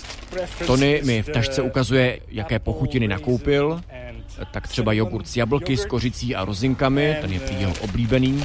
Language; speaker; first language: Czech; native; Czech